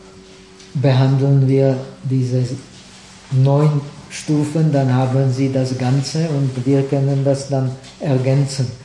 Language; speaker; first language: German; non-native, fluent; Czech